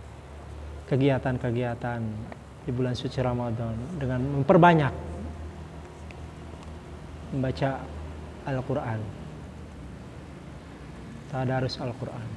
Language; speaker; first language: Indonesian; native; Indonesian